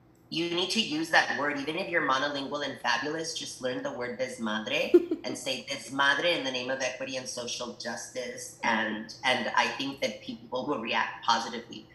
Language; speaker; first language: English; early bilingual, other home language; Spanish